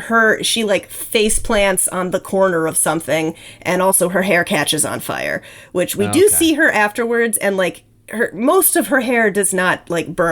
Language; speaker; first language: English; native; English